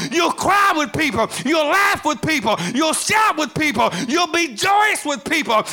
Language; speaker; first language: English; native; English